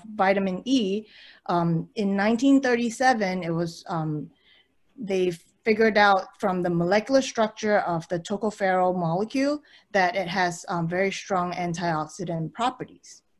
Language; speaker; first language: English; early bilingual, other home language; Chinese